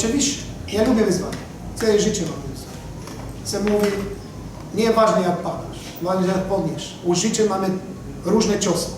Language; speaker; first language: Polish; non-native, fluent; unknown